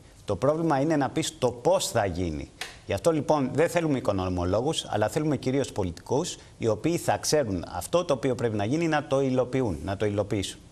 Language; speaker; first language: Greek; native; Greek